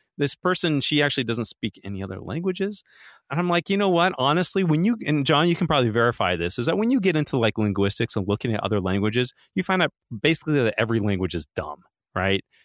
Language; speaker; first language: English; native; English